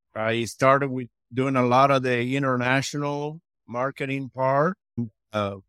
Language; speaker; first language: English; non-native, fluent; Spanish